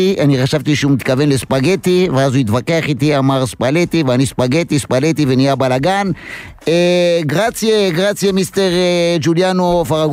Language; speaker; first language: Hebrew; native; Hebrew